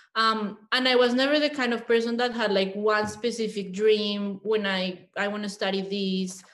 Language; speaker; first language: English; non-native, fluent; Spanish